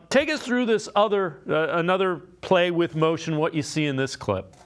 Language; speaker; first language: English; native; English